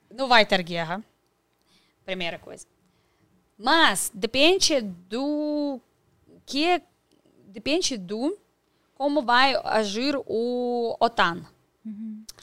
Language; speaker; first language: Portuguese; non-native, fluent; Russian